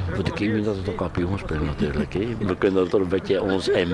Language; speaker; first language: Dutch; native; Dutch